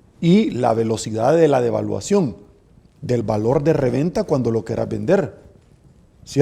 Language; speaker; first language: Spanish; native; Spanish